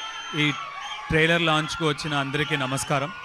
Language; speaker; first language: Telugu; non-native, learner; Tamil